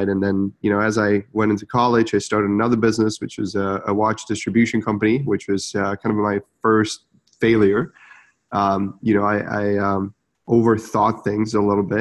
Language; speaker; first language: English; non-native, fluent; Czech